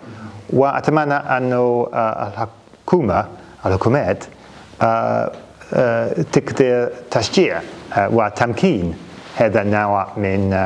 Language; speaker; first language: Arabic; non-native, fluent; English